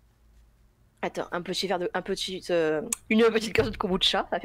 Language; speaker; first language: French; native; French